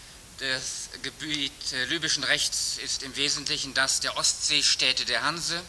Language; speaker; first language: German; native; German